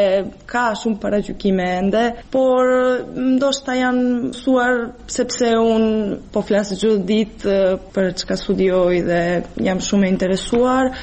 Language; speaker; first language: Albanian; non-native, fluent; Serbian